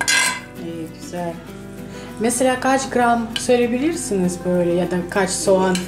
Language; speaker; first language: Turkish; non-native, fluent; Russian